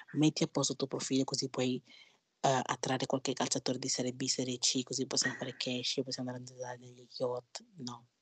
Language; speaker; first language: Italian; early bilingual, other home language; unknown